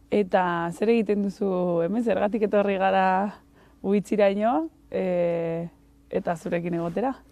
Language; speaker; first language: Basque; native; Basque